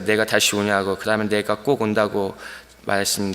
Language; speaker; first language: Korean; early bilingual, heritage; Korean